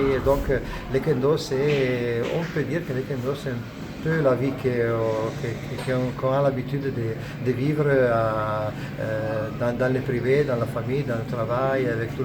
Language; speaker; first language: French; non-native, fluent; Italian